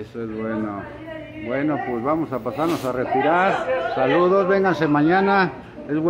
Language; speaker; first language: Spanish; native; Spanish